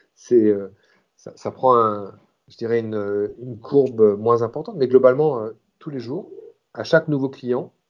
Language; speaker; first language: French; native; French